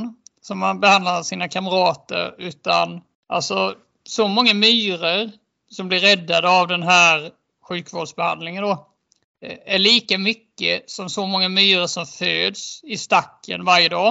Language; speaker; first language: Swedish; native; Swedish